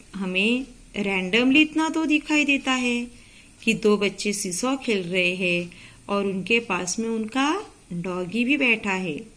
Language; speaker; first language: Hindi; non-native, local second language; Marathi